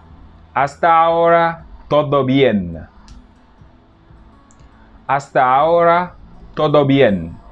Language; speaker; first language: Spanish; non-native, fluent; Wolof